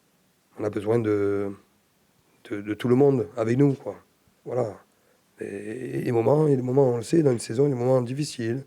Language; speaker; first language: French; native; French